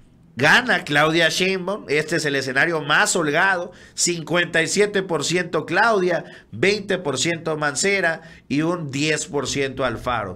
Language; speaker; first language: Spanish; native; Spanish